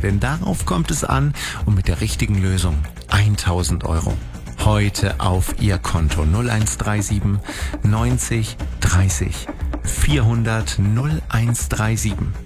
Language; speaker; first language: German; native; German